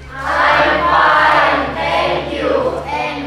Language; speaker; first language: English; non-native, learner; Indonesian